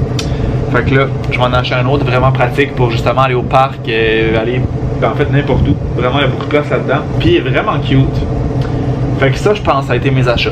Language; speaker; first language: French; native; French